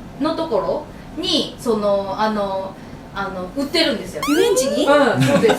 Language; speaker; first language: Japanese; non-native, learner; Korean